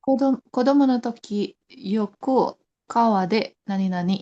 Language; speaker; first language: Japanese; non-native, learner; Indonesian